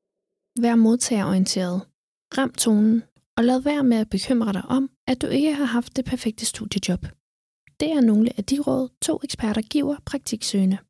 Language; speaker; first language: Danish; native; Danish